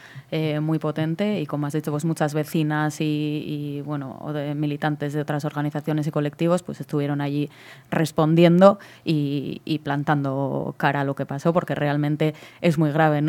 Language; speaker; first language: Spanish; native; Spanish